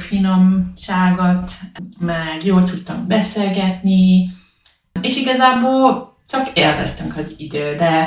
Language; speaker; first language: Hungarian; non-native, learner; English